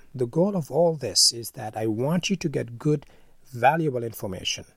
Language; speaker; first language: English; non-native, fluent; Wolof